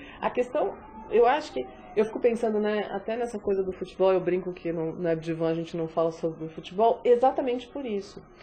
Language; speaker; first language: Portuguese; native; Portuguese